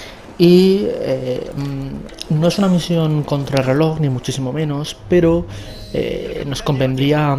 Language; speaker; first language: Spanish; native; Spanish